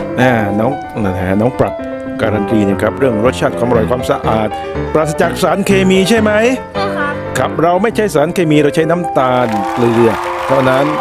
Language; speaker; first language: Thai; native; Thai